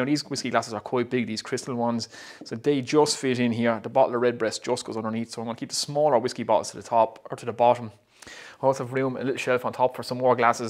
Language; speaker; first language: English; native; English